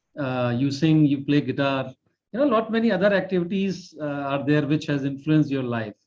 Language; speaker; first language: English; non-native, local second language; Hindi